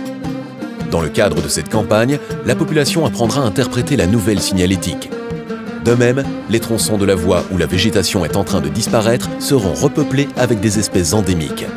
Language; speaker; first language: French; native; French